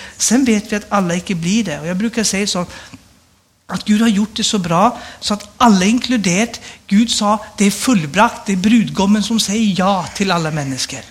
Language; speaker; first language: Swedish; native; Swedish